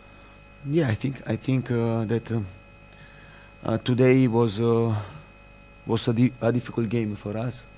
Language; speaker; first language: English; non-native, fluent; Italian